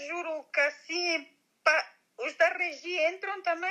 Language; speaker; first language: Portuguese; native; Portuguese